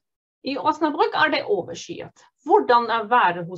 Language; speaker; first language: Norwegian; non-native, fluent; German